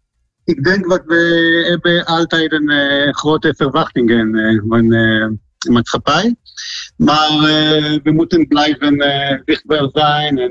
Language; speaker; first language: Dutch; non-native, learner; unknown